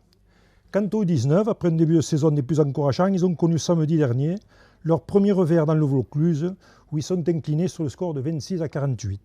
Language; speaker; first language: French; native; French